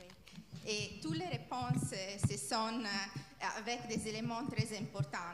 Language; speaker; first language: French; non-native, learner; Italian